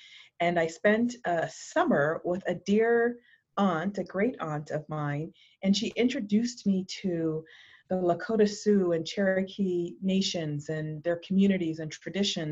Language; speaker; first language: English; native; English